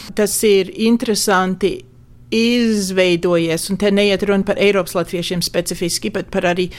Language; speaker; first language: Latvian; early bilingual, heritage; Latvian